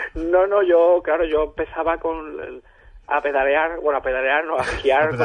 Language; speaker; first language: Spanish; non-native, fluent; German